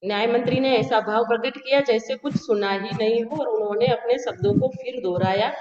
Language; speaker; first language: Hindi; non-native, local second language; Gujarati